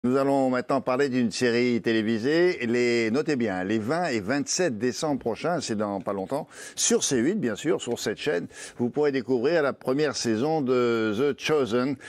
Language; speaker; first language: French; native; French